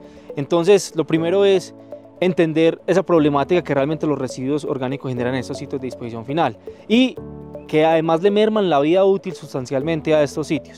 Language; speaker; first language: Spanish; native; Spanish